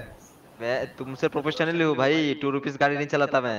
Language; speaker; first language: Hindi; native; Hindi